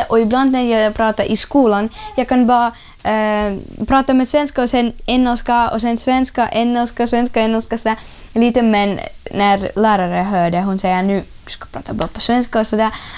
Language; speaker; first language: Swedish; non-native, fluent; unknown